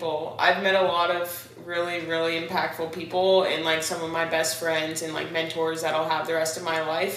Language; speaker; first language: English; native; English